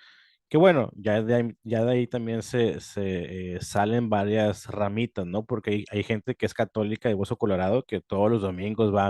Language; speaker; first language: Spanish; native; Spanish